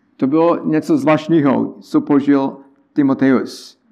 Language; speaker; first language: Czech; non-native, learner; English